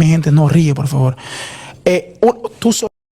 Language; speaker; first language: Spanish; non-native, learner; Haitian Creole